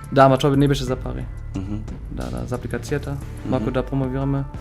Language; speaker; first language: Macedonian; non-native, learner; German